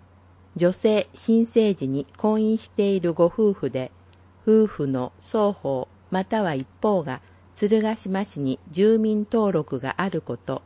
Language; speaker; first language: Japanese; native; Japanese